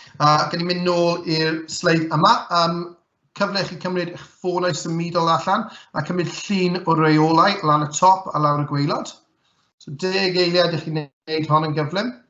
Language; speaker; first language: Welsh; native; Welsh